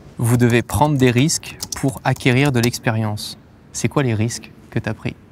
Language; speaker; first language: French; native; French